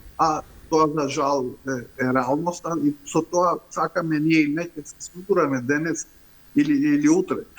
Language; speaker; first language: Macedonian; non-native, local second language; Albanian